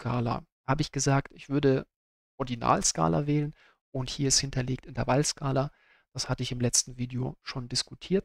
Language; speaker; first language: German; native; German